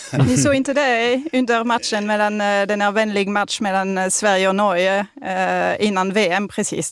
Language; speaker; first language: Swedish; non-native, fluent; French